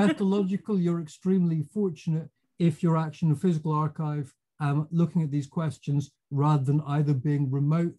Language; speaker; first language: English; native; English